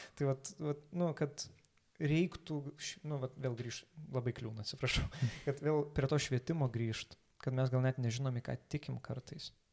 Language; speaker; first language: Lithuanian; native; Lithuanian